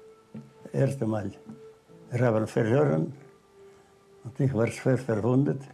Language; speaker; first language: German; non-native, learner; Russian